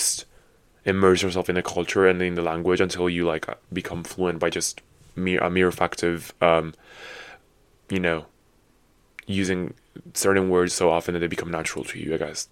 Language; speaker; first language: English; non-native, fluent; Italian